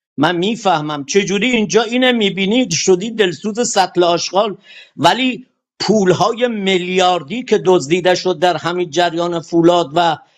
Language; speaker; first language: Persian; non-native, local second language; Kurdish